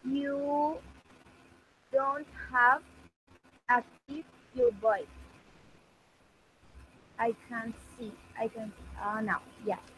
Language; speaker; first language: English; non-native, learner; Spanish